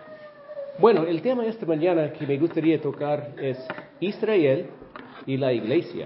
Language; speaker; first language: Spanish; non-native, fluent; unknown